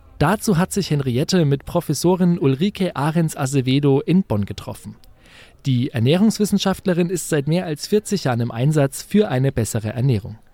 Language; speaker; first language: German; native; German